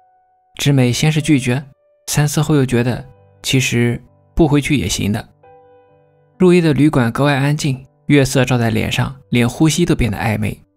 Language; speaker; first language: Chinese; native; Chinese